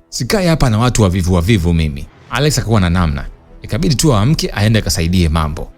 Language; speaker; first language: Swahili; native; Swahili